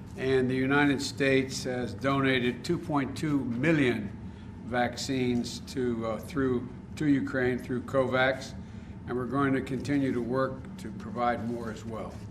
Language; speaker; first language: English; native; English